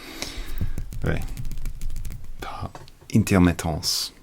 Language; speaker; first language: French; non-native, learner; English